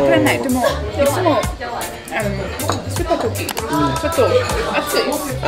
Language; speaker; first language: Japanese; non-native, learner; English